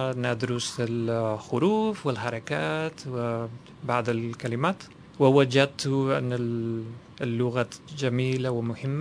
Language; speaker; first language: Arabic; non-native, fluent; Spanish